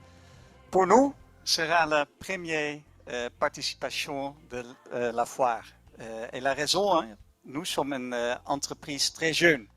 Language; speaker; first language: French; non-native, fluent; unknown